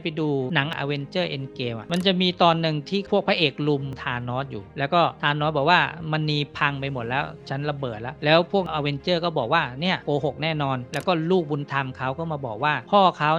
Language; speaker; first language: Thai; native; Thai